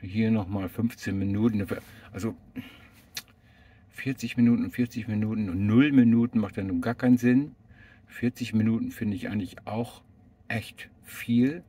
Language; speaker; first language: German; native; German